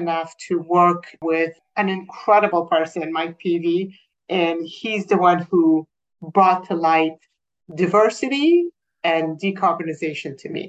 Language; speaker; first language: English; non-native, fluent; Persian